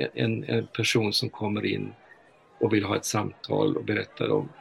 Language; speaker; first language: Swedish; early bilingual, heritage; Swedish